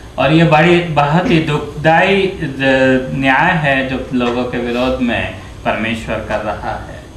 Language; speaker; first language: Hindi; native; Hindi